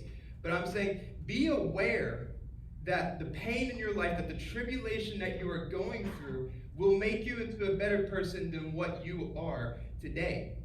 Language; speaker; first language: English; native; English